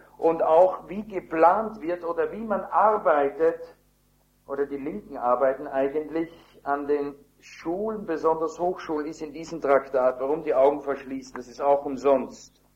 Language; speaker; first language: German; native; German